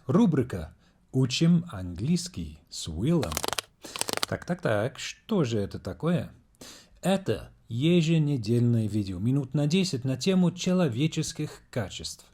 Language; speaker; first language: Russian; non-native, fluent; English